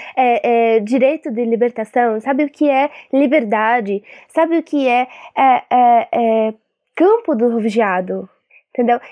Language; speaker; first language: Portuguese; non-native, fluent; Arabic